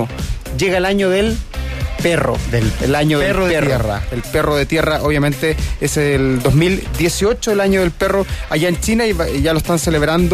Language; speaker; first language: Spanish; native; Spanish